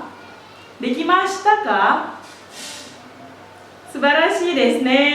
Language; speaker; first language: Japanese; non-native, fluent; Indonesian